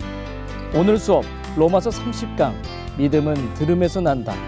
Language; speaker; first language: Korean; native; Korean